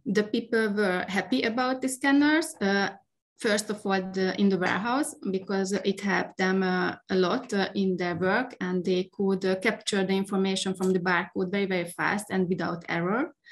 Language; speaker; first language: English; non-native, fluent; Hungarian